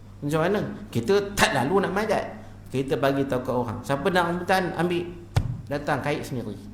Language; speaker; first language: Malay; native; Malay